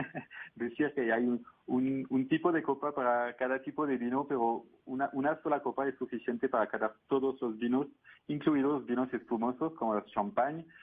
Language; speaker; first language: Spanish; non-native, fluent; French